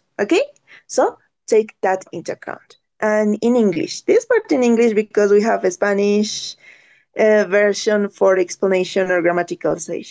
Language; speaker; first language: English; non-native, learner; Spanish